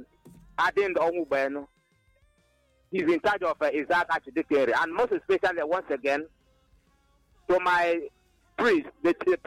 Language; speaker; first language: English; non-native, local second language; Igbo